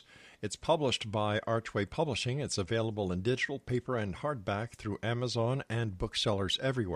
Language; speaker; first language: English; native; English